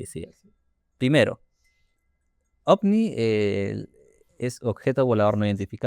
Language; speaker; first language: Spanish; native; Spanish